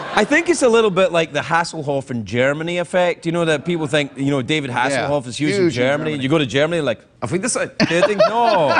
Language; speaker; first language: English; native; English